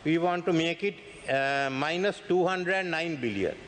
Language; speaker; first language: English; non-native, local second language; Sinhala